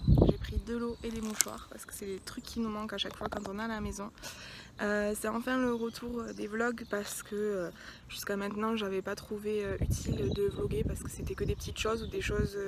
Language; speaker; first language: French; native; French